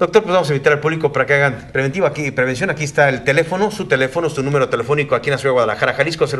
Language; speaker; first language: Spanish; native; Spanish